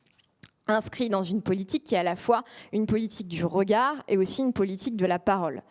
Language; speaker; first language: French; native; French